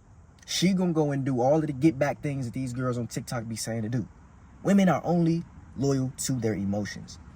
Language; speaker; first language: English; native; English